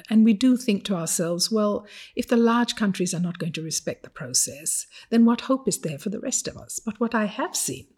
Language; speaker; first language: English; non-native, fluent; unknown